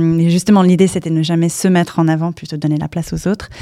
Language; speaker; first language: French; non-native, fluent; English